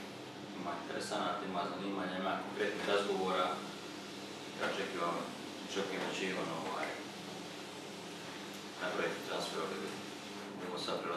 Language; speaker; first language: Croatian; native; Croatian